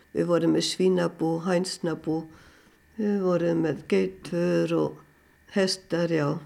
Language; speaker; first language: Icelandic; non-native, fluent; German